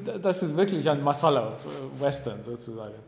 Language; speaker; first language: German; non-native, fluent; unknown